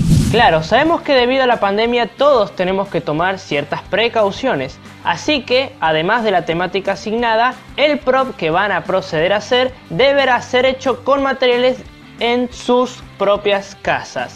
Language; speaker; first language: Spanish; native; Spanish